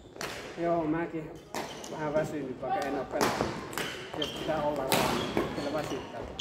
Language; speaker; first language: Finnish; non-native, learner; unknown